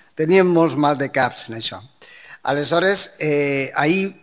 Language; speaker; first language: Catalan; non-native, local second language; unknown